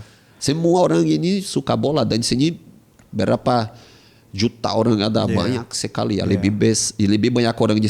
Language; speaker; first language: Indonesian; non-native, fluent; Portuguese